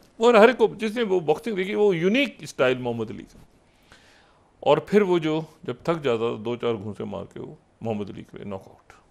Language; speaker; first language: Urdu; native; Urdu